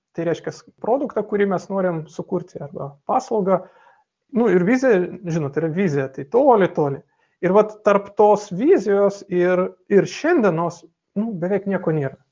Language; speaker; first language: Lithuanian; non-native, local second language; Russian